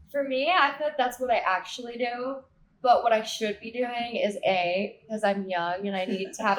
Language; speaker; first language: English; non-native, fluent; Japanese